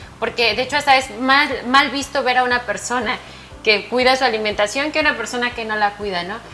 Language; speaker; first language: Spanish; native; Spanish